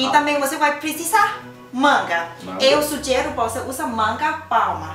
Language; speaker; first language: Portuguese; non-native, learner; Thai